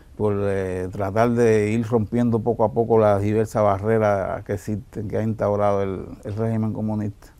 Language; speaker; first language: Spanish; native; Spanish